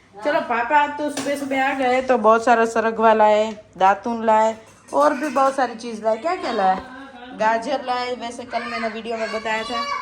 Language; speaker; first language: Hindi; non-native, local second language; Gujarati